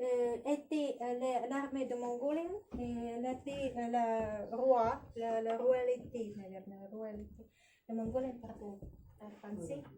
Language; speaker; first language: French; non-native, learner; Russian